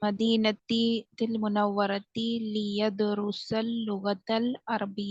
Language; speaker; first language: Arabic; non-native, learner; Urdu